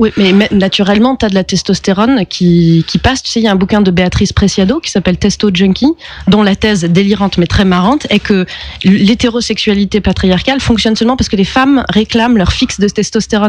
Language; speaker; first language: French; native; French